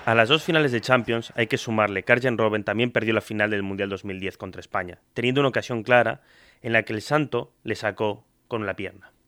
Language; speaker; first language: Spanish; native; Spanish